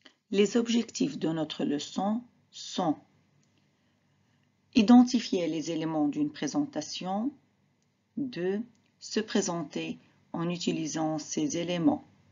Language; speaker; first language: French; non-native, fluent; Arabic